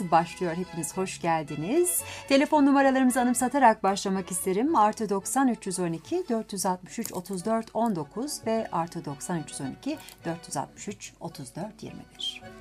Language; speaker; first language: Turkish; native; Turkish